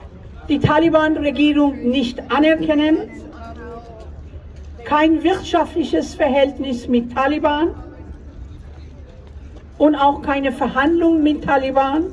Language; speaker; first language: German; non-native, fluent; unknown